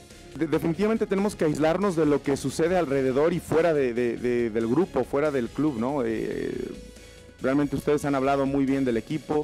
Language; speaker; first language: Spanish; native; Spanish